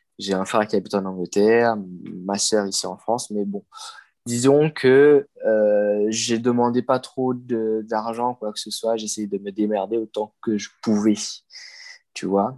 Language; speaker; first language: French; non-native, local second language; Morisyen